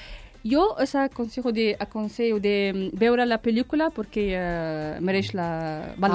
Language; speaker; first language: Catalan; non-native, fluent; Arabic